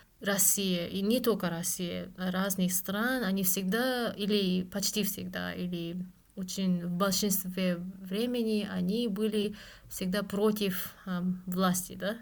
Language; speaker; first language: Russian; non-native, fluent; Japanese